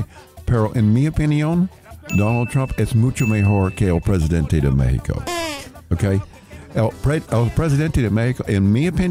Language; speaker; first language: Spanish; non-native, learner; English